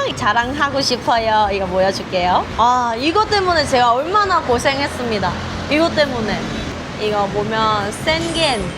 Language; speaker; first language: Korean; non-native, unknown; Vietnamese